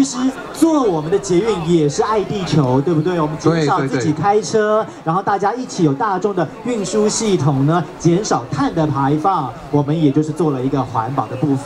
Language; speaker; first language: Chinese; native; Chinese